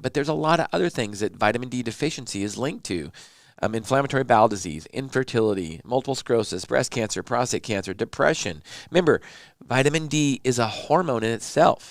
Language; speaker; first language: English; native; English